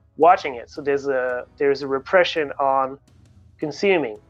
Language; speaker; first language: English; non-native, fluent; French